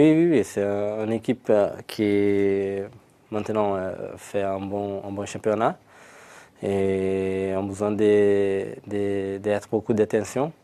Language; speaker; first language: French; non-native, learner; Portuguese